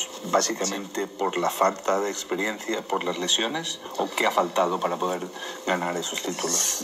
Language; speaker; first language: Spanish; non-native, learner; Polish